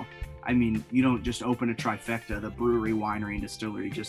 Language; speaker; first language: English; native; English